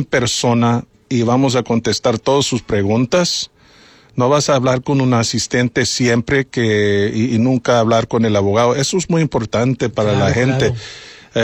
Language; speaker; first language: Spanish; early bilingual, heritage; Spanish